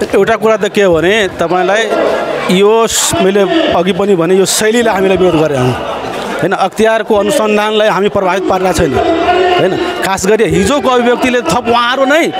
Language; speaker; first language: Nepali; non-native, local second language; Maithili